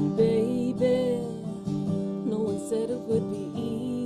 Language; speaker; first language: English; native; English